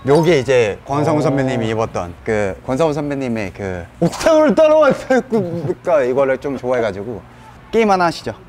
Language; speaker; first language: Korean; native; Korean